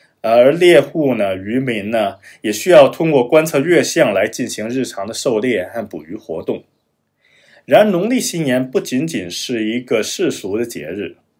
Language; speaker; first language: Chinese; non-native, fluent; German